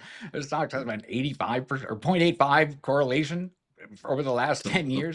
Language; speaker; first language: English; native; English